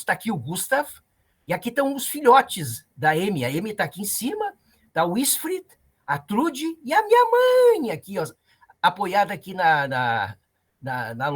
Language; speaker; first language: Portuguese; native; Portuguese